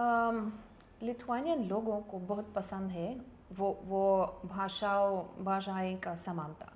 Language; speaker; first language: Hindi; non-native, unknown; Lithuanian